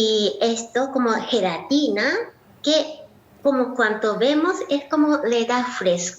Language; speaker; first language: Spanish; non-native, learner; Japanese